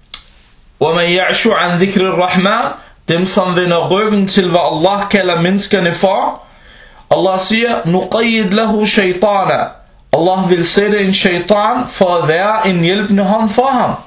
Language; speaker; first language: Danish; early bilingual, other home language; Arabic